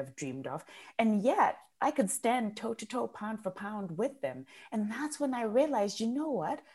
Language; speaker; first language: English; non-native, local second language; Shona